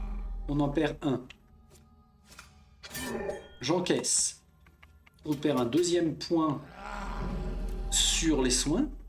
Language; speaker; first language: French; native; French